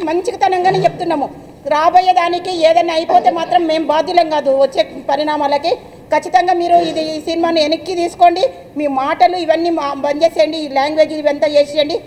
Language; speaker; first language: Telugu; native; Telugu